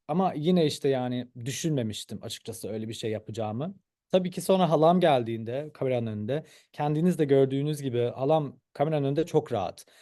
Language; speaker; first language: Turkish; early bilingual, heritage; Turkish